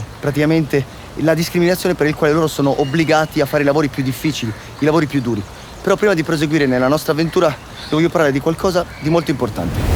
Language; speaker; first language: Italian; native; Italian